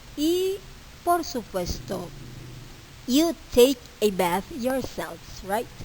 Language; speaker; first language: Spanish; non-native, fluent; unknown